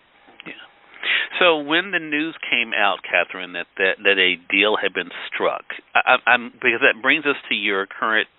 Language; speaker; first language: English; native; English